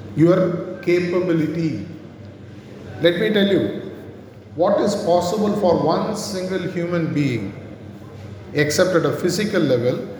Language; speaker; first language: English; non-native, local second language; Tamil